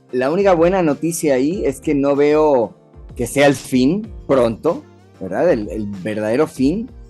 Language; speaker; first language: Spanish; native; Spanish